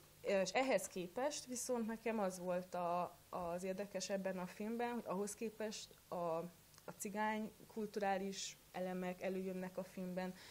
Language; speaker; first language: Hungarian; native; Hungarian